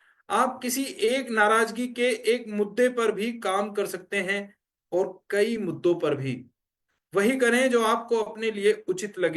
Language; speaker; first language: Hindi; native; Hindi